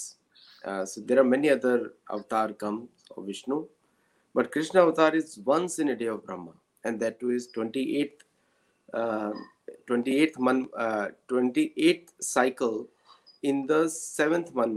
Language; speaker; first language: English; non-native, local second language; Marathi